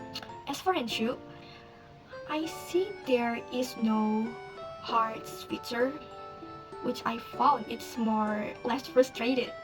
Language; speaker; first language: English; non-native, learner; Indonesian